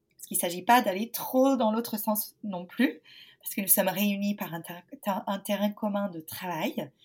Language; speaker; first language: French; non-native, fluent; English